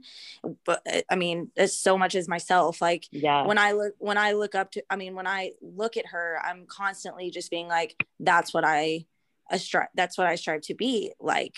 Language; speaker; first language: English; native; English